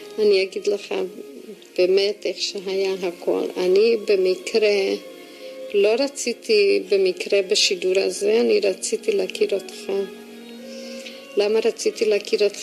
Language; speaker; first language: Hebrew; non-native, fluent; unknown